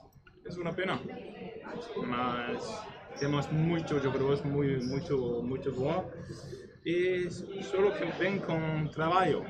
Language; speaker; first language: Portuguese; non-native, learner; Spanish